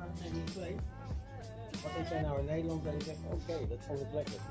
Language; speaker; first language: Dutch; native; Dutch